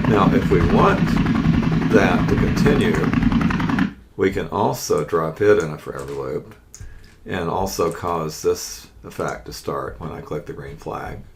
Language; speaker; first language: English; native; English